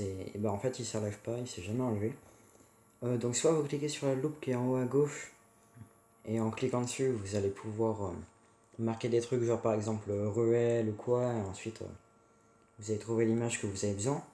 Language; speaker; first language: French; native; French